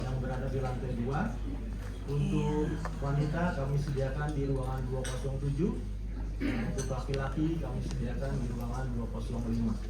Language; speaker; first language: Indonesian; native; Indonesian